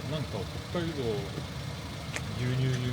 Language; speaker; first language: Japanese; early bilingual, heritage; Japanese